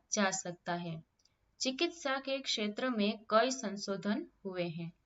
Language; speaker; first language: Hindi; non-native, local second language; Gujarati